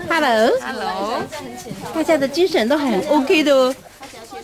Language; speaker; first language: Chinese; native; Chinese